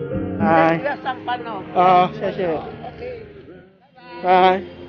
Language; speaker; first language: Chinese; non-native, learner; Filipino